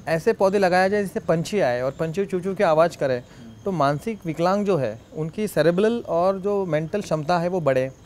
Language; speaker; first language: Hindi; non-native, local second language; Marathi